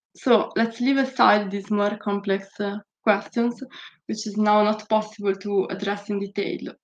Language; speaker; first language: English; non-native, fluent; Italian